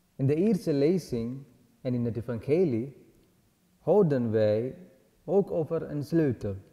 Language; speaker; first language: Dutch; non-native, learner; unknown